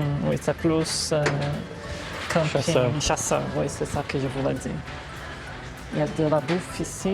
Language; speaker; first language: French; non-native, fluent; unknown